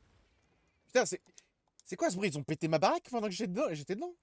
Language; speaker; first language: French; native; French